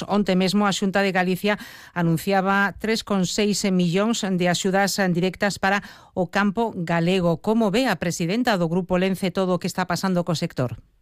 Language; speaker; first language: Galician; native; Galician